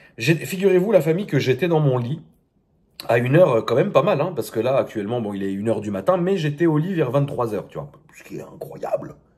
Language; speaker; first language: French; native; French